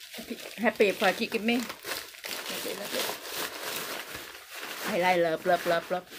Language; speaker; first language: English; non-native, learner; Thai